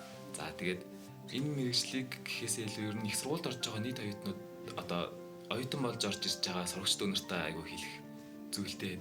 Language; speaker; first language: Mongolian; native; Mongolian